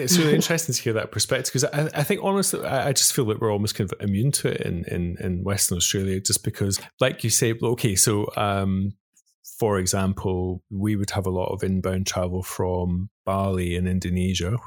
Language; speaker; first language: English; native; English